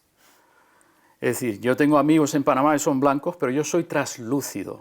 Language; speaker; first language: Spanish; early bilingual, other home language; English